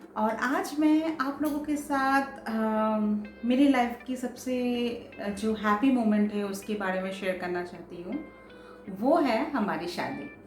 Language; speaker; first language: Hindi; non-native, local second language; Bangla